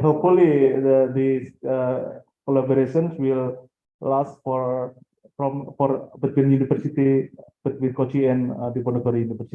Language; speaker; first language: English; non-native, fluent; Indonesian